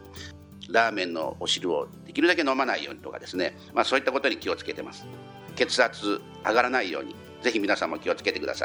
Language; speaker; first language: Japanese; native; Japanese